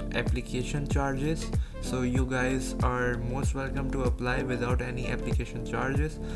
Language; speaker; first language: English; non-native, local second language; Urdu